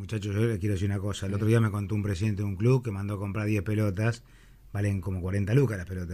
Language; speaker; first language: Spanish; native; Spanish